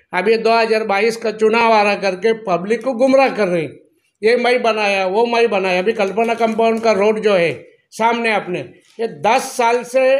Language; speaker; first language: Hindi; non-native, local second language; Marathi